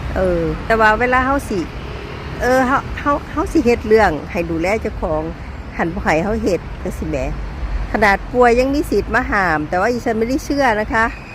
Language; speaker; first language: Thai; native; Thai